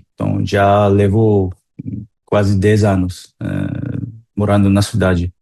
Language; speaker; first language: Portuguese; non-native, fluent; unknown